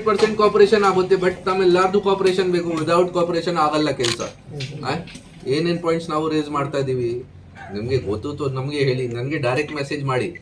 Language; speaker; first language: Kannada; non-native, local second language; Hindi